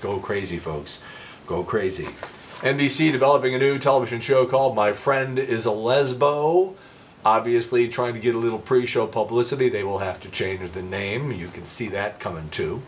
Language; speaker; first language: English; native; English